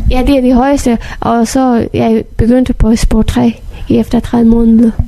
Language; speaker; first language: Danish; non-native, fluent; Persian